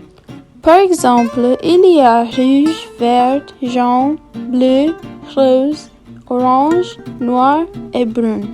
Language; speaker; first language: French; non-native, learner; English